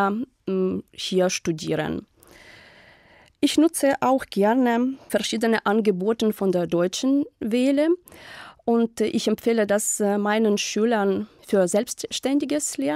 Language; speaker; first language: German; non-native, fluent; Ukrainian